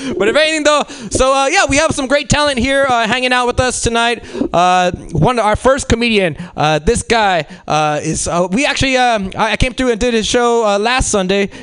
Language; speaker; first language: English; native; English